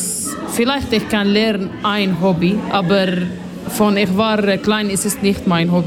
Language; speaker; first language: German; non-native, learner; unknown